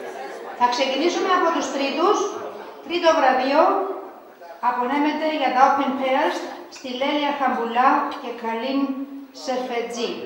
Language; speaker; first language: Greek; native; Greek